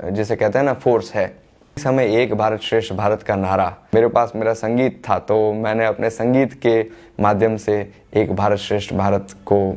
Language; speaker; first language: Hindi; non-native, local second language; Gujarati